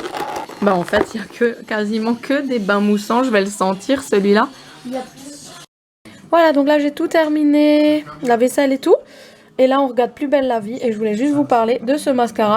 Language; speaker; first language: French; native; French